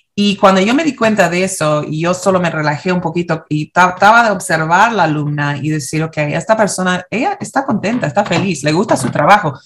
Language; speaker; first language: Spanish; early bilingual, heritage; Spanish